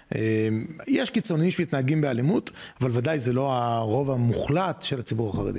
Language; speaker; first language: Hebrew; native; Hebrew